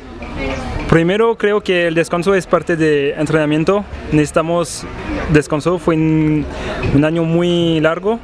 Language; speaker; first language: Spanish; non-native, fluent; French